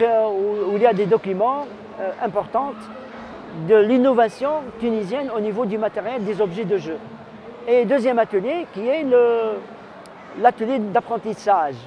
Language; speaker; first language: French; non-native, local second language; Arabic